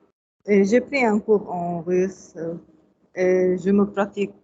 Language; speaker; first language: French; non-native, learner; Arabic